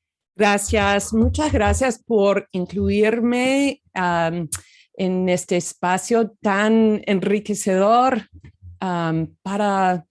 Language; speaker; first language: Spanish; non-native, fluent; English